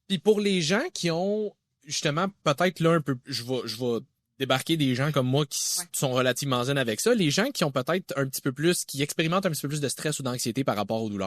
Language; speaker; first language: French; native; French